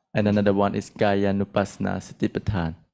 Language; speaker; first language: English; non-native, learner; Thai